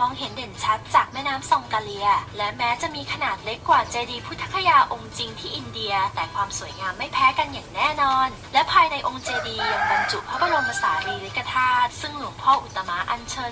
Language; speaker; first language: Thai; native; Thai